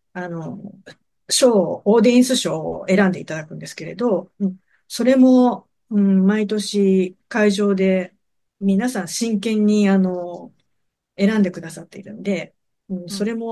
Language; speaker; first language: Japanese; native; Japanese